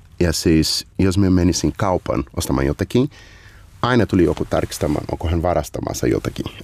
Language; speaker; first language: Finnish; non-native, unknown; Portuguese